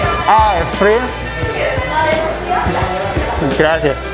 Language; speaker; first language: Spanish; non-native, learner; English